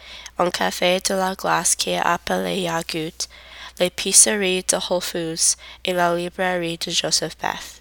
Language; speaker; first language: French; non-native, learner; English